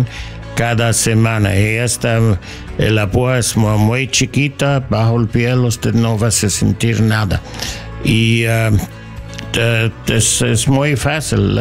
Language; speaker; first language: Spanish; non-native, learner; English